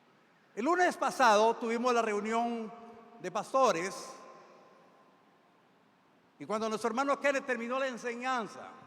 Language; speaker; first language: Spanish; native; Spanish